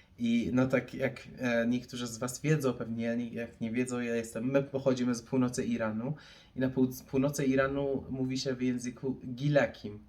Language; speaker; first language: Polish; non-native, fluent; Persian